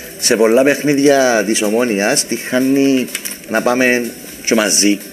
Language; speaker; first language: Greek; native; Greek